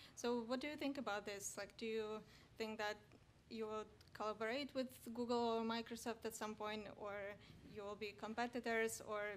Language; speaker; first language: English; non-native, fluent; Spanish